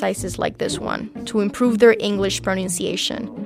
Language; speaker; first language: English; non-native, fluent; Spanish